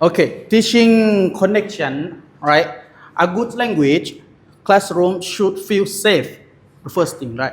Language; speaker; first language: English; non-native, learner; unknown